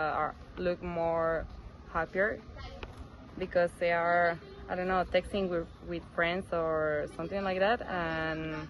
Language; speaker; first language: English; non-native, fluent; Spanish